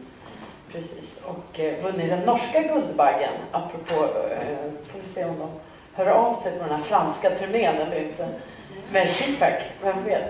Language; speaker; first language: Swedish; native; Swedish